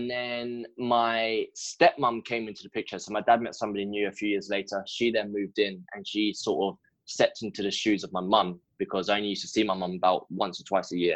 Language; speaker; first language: English; native; English